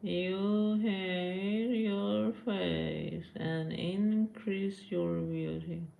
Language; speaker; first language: English; non-native, learner; Persian